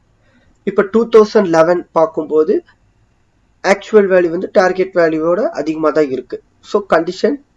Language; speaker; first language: Tamil; native; Tamil